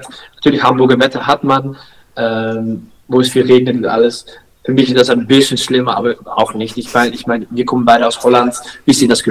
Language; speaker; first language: German; non-native, learner; Dutch